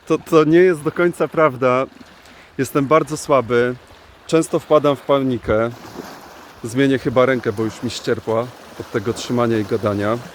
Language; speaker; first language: Polish; native; Polish